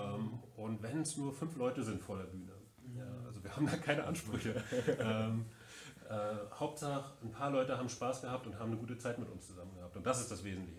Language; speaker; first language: German; native; German